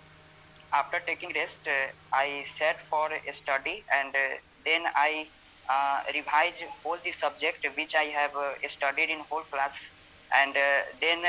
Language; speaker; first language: English; non-native, learner; Hindi